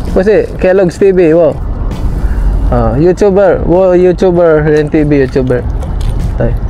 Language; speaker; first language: Chinese; non-native, learner; Filipino